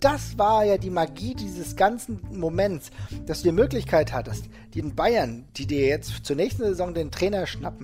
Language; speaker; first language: German; native; German